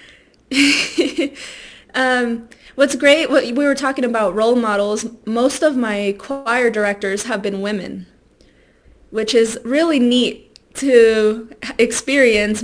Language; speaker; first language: English; early bilingual, other home language; Spanish